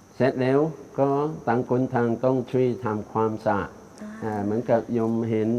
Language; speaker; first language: Thai; non-native, fluent; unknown